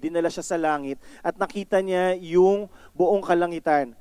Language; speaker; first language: Filipino; native; Filipino